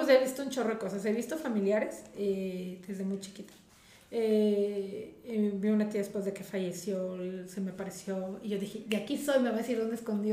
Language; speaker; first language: Spanish; native; Spanish